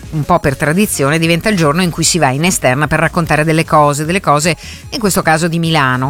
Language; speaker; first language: Italian; native; Italian